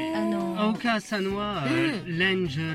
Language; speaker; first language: Japanese; non-native, fluent; French